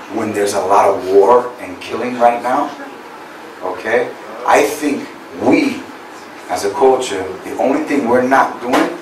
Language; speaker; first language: English; native; English